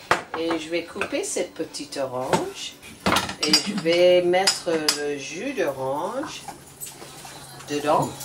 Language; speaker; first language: French; non-native, learner; English